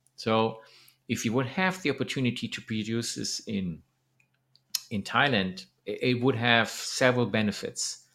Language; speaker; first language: English; non-native, fluent; German